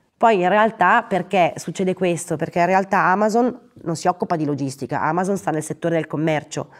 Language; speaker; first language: Italian; native; Italian